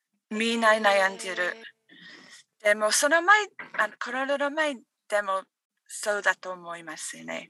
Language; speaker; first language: Japanese; non-native, learner; English